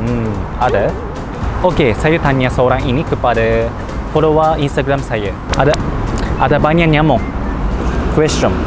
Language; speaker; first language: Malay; non-native, learner; Japanese